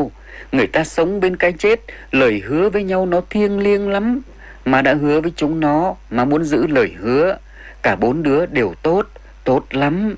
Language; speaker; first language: Vietnamese; native; Vietnamese